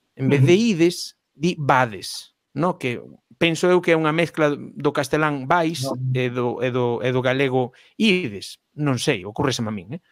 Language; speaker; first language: Galician; non-native, local second language; Spanish